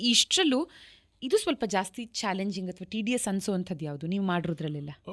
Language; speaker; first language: Kannada; native; Kannada